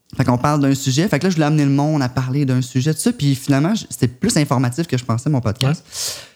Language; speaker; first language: French; native; French